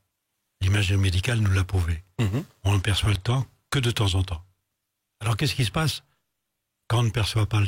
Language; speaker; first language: French; native; French